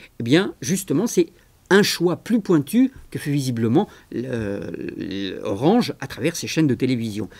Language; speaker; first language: French; native; French